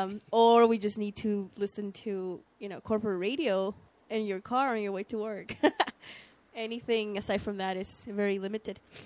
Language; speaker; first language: English; early bilingual, other home language; Spanish